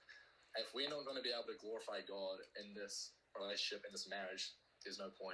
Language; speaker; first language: English; native; English